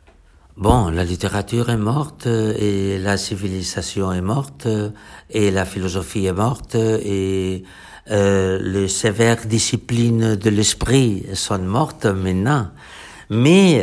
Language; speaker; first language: French; non-native, fluent; Catalan